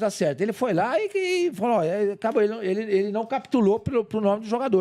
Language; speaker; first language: Portuguese; native; Portuguese